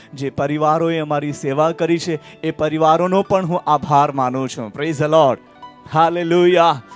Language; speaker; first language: Gujarati; non-native, local second language; Marathi